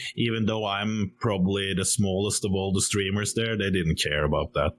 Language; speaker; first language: English; non-native, fluent; Norwegian